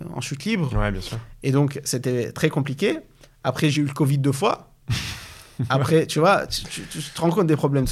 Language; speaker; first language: French; non-native, fluent; Arabic